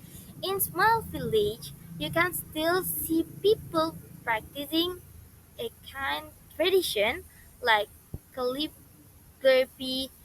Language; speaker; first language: English; non-native, learner; Indonesian